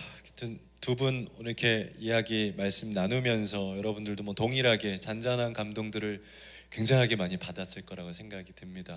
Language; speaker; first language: Korean; native; Korean